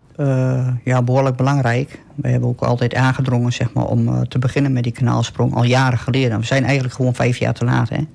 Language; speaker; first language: Dutch; native; Dutch